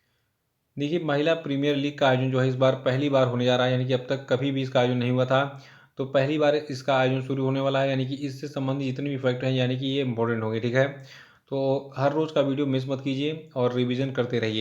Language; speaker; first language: Hindi; native; Hindi